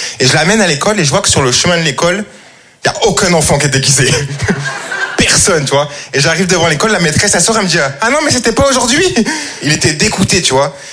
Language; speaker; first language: French; native; French